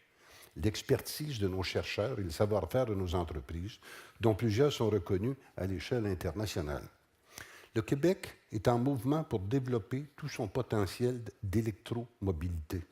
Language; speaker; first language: French; native; French